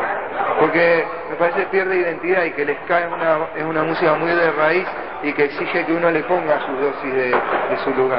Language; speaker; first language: Spanish; native; Spanish